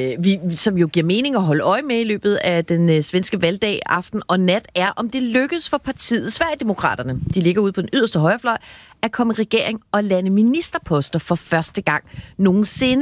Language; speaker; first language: Danish; native; Danish